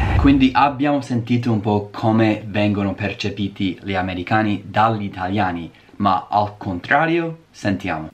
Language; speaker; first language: Italian; non-native, fluent; English